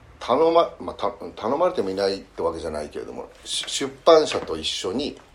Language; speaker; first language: Japanese; early bilingual, heritage; Japanese